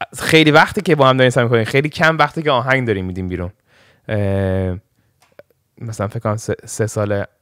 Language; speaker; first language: Persian; early bilingual, heritage; Persian